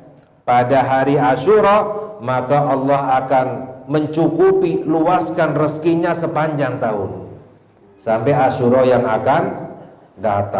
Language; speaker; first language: Indonesian; native; Indonesian